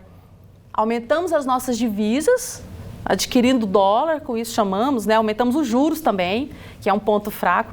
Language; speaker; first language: Portuguese; native; Portuguese